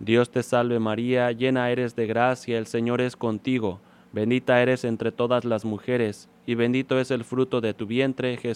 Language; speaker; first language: Spanish; native; Spanish